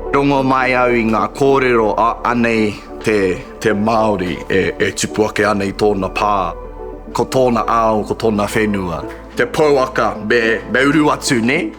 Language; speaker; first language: Māori; non-native, local second language; English